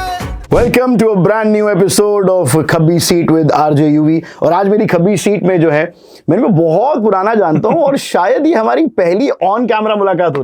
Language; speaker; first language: Hindi; native; Hindi